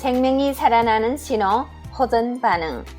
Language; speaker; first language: Korean; native; Korean